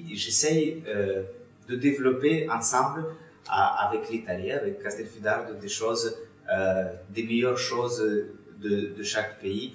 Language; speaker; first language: French; non-native, fluent; Russian